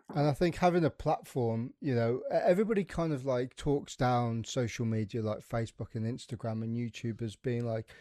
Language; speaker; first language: English; native; English